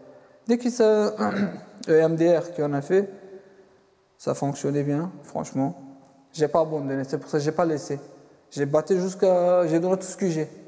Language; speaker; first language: French; non-native, fluent; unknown